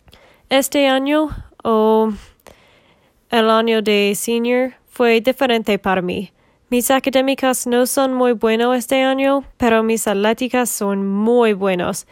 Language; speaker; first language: Spanish; non-native, learner; English